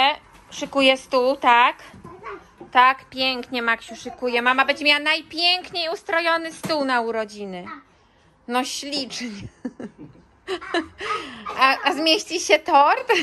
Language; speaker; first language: Polish; native; Polish